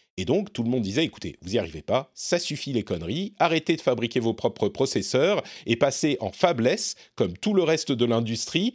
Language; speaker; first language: French; native; French